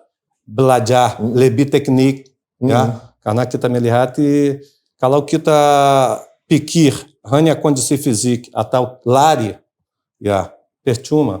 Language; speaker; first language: Indonesian; non-native, fluent; Portuguese